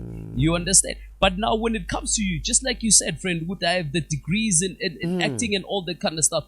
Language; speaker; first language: English; non-native, local second language; Zulu